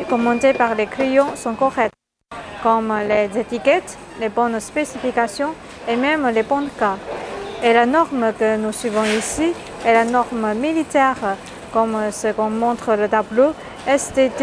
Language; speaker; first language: French; non-native, learner; Chinese